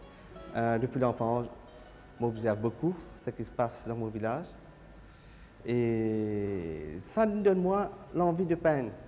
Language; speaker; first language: French; non-native, local second language; Morisyen